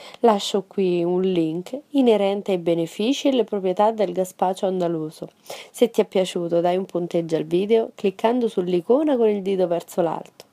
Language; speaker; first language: Italian; non-native, fluent; Spanish